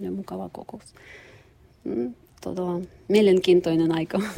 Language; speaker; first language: Finnish; non-native, learner; Russian